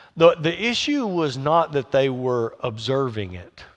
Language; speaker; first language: English; native; English